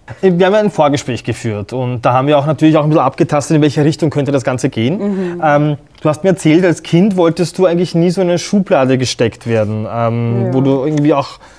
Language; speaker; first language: German; early bilingual, other home language; Croatian